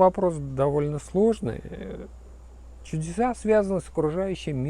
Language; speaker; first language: Russian; native; Russian